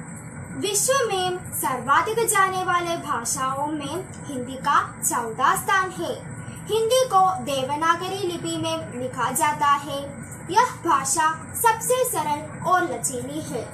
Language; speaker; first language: Hindi; non-native, local second language; Malayalam